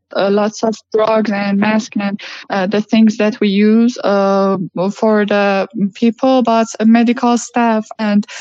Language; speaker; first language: English; non-native, learner; Persian